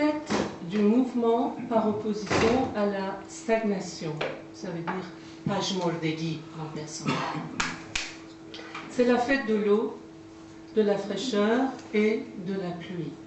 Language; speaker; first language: French; non-native, fluent; Persian